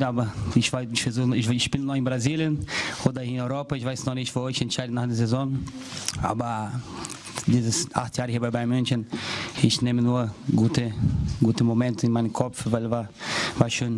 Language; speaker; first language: German; non-native, learner; Portuguese